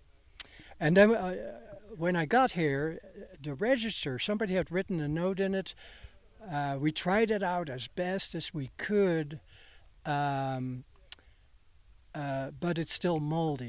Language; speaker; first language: English; non-native, fluent; Dutch